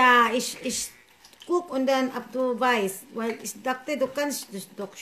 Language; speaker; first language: German; non-native, learner; Cebuano